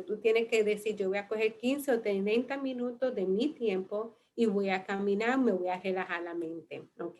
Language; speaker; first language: Spanish; early bilingual, heritage; Spanish